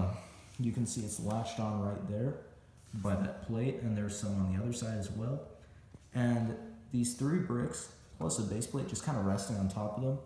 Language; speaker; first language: English; native; English